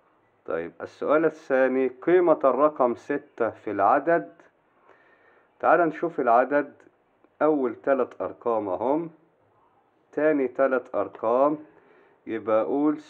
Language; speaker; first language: Arabic; native; Arabic